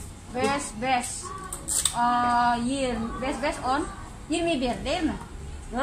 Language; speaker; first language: Turkish; non-native, learner; Indonesian